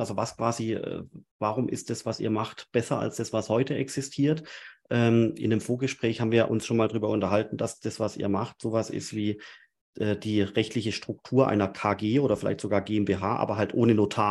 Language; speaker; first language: German; native; German